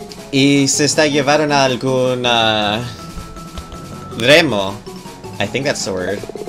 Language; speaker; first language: Spanish; non-native, learner; English